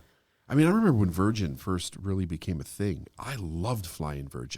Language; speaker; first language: English; native; English